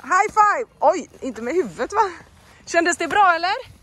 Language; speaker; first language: Swedish; native; Swedish